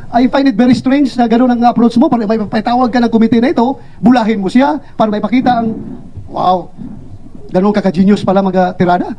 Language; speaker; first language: Filipino; non-native, local second language; Cebuano